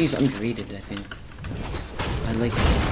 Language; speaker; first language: English; native; English